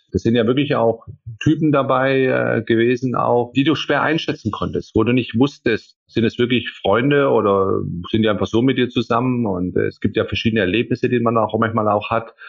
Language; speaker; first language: German; early bilingual, other home language; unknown